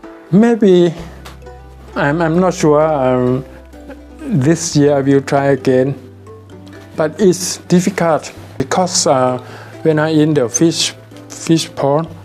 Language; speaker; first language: English; non-native, learner; Thai